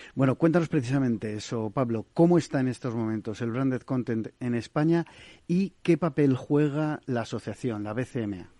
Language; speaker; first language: Spanish; native; Spanish